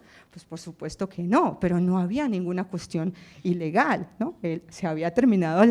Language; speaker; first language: Spanish; native; Spanish